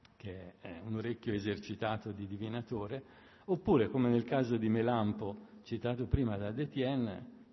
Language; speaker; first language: Italian; native; Italian